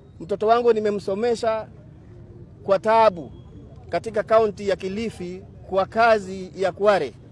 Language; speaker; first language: Swahili; non-native, local second language; Luo (Kenya and Tanzania)